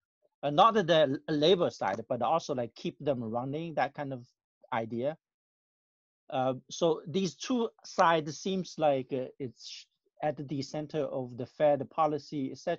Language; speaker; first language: English; non-native, fluent; Chinese